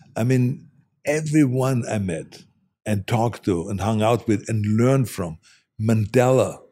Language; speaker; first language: English; non-native, fluent; German